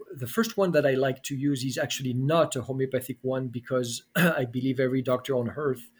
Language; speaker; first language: English; non-native, fluent; French